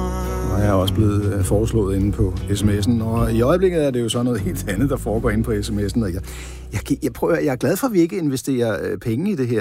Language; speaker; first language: Danish; native; Danish